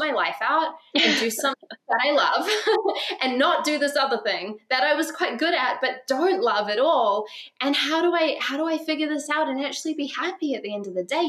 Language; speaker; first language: English; native; English